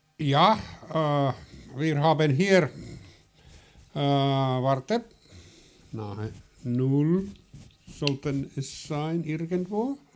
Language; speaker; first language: German; non-native, learner; Finnish